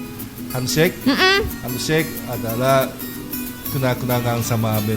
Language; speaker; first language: Indonesian; non-native, learner; Japanese